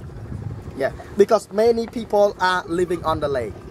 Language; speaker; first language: English; non-native, fluent; Khmer